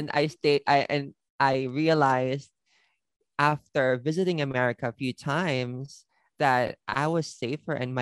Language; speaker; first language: English; non-native, local second language; Filipino